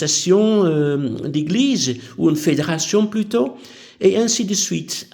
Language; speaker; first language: French; non-native, fluent; Dutch